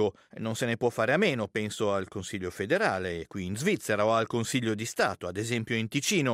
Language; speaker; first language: Italian; native; Italian